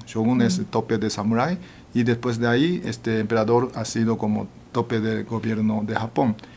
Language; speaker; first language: Spanish; non-native, fluent; Japanese